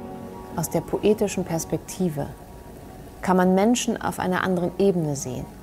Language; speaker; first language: German; native; German